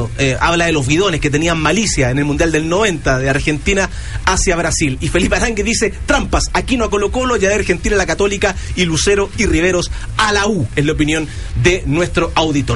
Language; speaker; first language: Spanish; native; Spanish